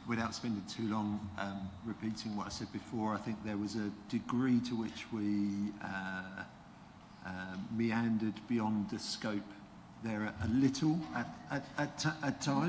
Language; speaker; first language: English; native; English